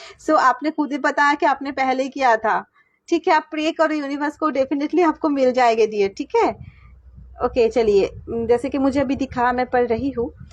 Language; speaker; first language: Hindi; non-native, local second language; Bangla